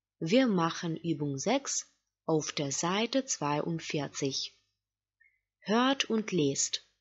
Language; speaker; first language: German; non-native, fluent; Russian